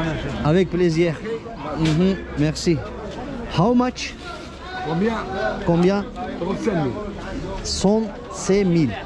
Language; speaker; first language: French; non-native, learner; Turkish